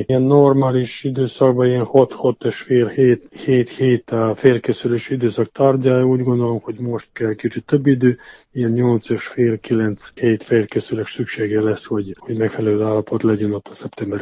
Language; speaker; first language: Hungarian; non-native, fluent; Serbian